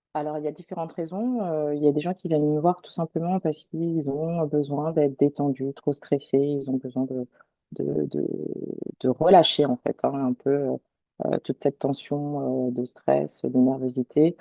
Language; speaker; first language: French; native; French